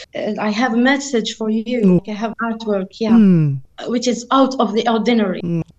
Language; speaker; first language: English; non-native, fluent; Arabic